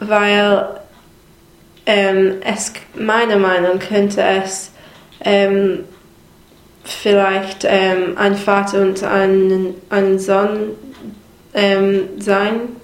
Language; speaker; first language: German; non-native, learner; English